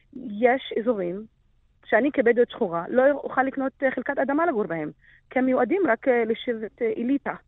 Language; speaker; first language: Hebrew; non-native, local second language; Arabic